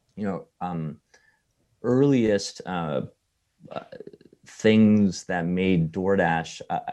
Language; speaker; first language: English; early bilingual, other home language; Chinese